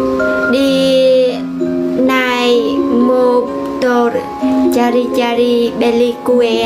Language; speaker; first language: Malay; non-native, learner; Vietnamese